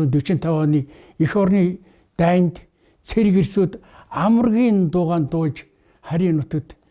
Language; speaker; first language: Mongolian; native; Mongolian